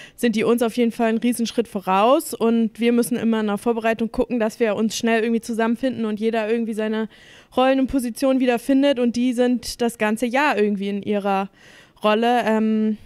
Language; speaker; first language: German; native; German